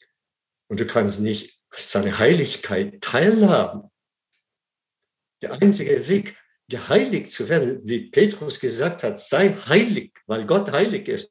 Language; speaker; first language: German; non-native, fluent; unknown